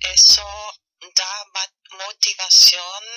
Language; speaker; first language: Spanish; non-native, learner; German